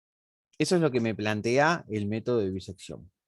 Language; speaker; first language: Spanish; native; Spanish